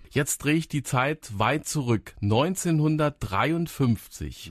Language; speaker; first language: German; native; German